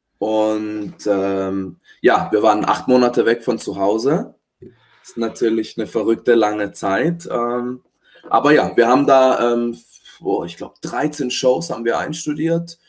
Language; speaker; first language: German; early bilingual, other home language; Italian